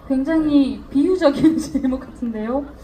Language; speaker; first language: Korean; native; Korean